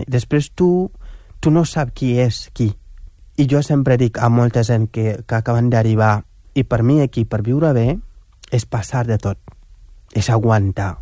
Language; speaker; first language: Catalan; non-native, fluent; Wolof